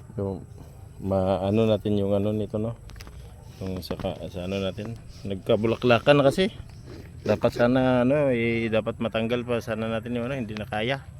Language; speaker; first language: Filipino; native; Filipino